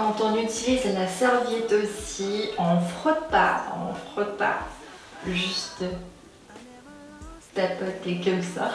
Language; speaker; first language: French; non-native, fluent; Korean